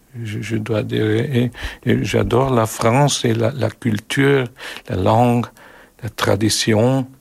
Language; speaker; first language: French; non-native, learner; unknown